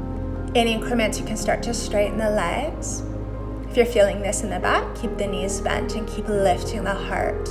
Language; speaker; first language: English; native; English